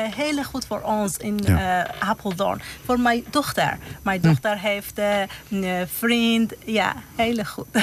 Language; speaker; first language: Dutch; non-native, learner; Persian